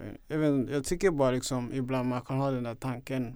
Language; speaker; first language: Swedish; non-native, fluent; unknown